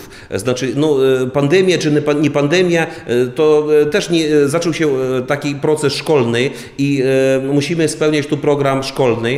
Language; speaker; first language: Polish; non-native, fluent; Ukrainian